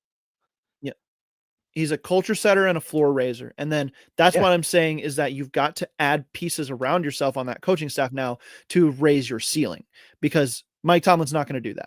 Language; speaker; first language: English; native; English